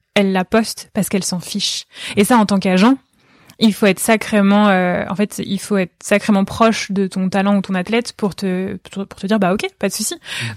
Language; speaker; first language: French; native; French